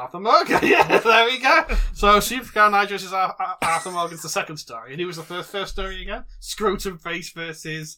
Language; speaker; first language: English; native; English